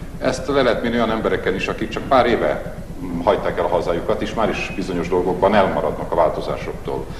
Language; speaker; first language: Hungarian; non-native, local second language; Serbian